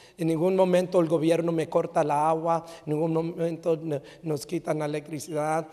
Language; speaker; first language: Spanish; early bilingual, heritage; Spanish